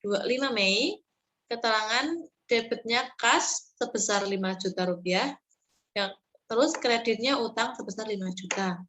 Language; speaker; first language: Indonesian; native; Indonesian